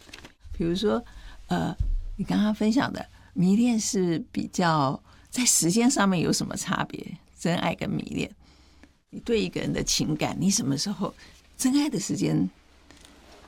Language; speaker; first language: Chinese; native; Chinese